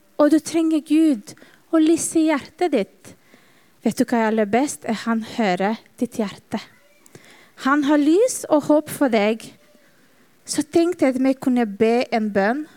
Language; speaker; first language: Norwegian; non-native, fluent; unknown